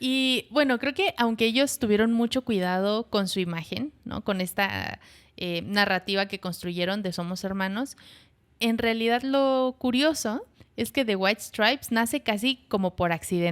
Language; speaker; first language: Spanish; native; Spanish